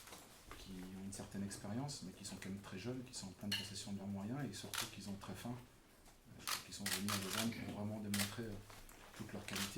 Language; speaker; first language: French; native; French